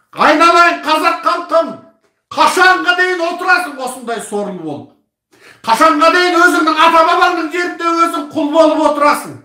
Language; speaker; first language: Kazakh; early bilingual, heritage; Kazakh